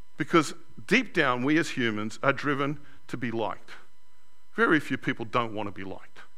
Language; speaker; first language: English; native; English